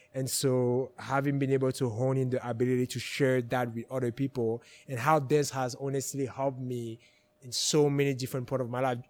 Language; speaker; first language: English; non-native, local second language; French